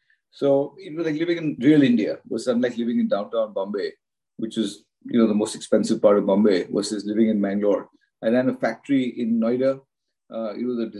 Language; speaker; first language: English; non-native, local second language; Hindi